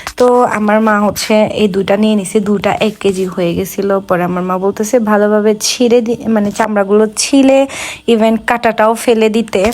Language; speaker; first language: Bangla; non-native, local second language; Chakma